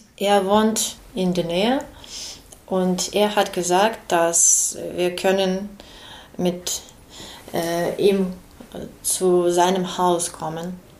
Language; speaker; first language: German; non-native, learner; Ukrainian